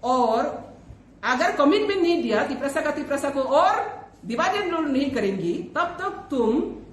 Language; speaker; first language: Hindi; non-native, local second language; Bangla